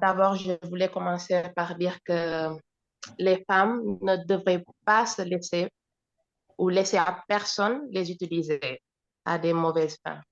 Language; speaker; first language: French; non-native, fluent; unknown